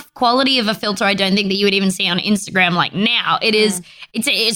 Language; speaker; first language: English; native; English